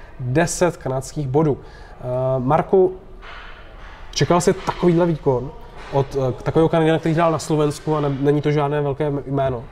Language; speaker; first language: Czech; native; Czech